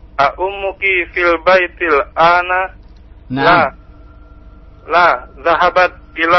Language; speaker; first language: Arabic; non-native, learner; Indonesian